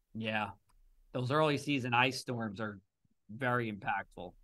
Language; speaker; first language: English; native; English